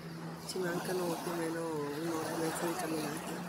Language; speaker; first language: Italian; non-native, fluent; Spanish